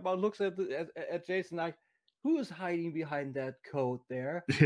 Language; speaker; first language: English; non-native, fluent; German